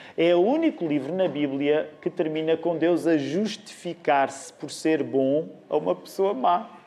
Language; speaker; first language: Portuguese; native; Portuguese